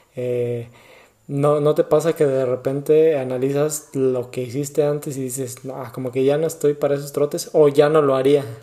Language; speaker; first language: Spanish; native; Spanish